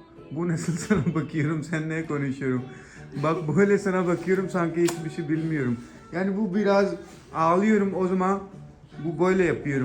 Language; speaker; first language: Turkish; non-native, learner; Urdu